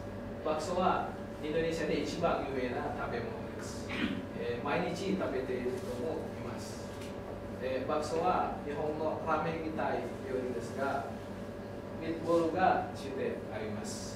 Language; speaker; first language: Japanese; non-native, learner; Indonesian